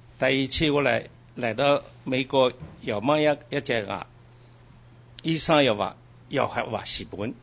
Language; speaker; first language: Cantonese; early bilingual, heritage; Cantonese